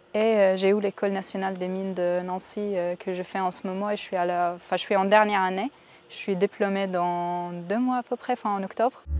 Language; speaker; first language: French; non-native, fluent; Arabic